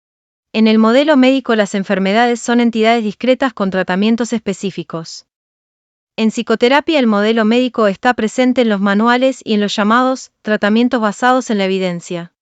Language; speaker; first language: Spanish; native; Spanish